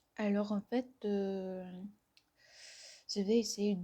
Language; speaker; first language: French; non-native, fluent; Korean